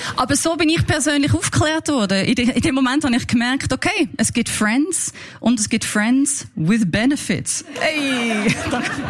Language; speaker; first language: German; native; German